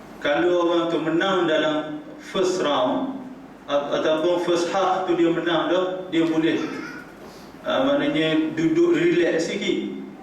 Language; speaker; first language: Malay; native; Malay